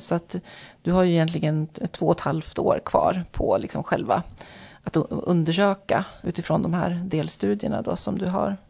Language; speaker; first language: Swedish; native; Swedish